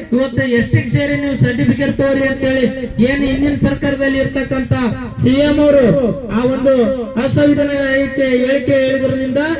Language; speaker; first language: Kannada; native; Kannada